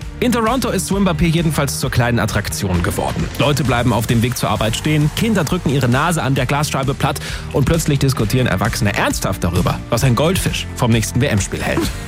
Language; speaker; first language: German; native; German